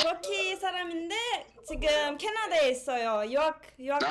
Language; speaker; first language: Korean; non-native, learner; Turkish